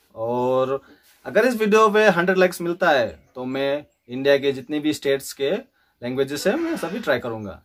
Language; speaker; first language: Hindi; non-native, local second language; Nepali